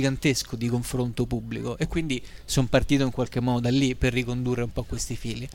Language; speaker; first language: Italian; native; Italian